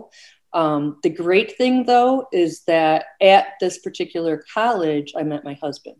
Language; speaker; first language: English; native; English